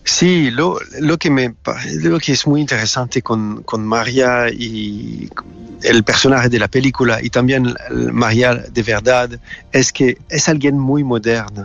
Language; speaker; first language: Spanish; non-native, fluent; French